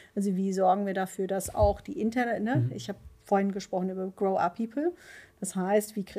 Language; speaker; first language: German; non-native, fluent; Dutch